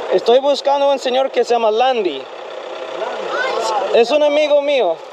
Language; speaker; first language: Spanish; non-native, learner; English